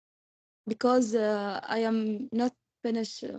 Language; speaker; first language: English; non-native, learner; Arabic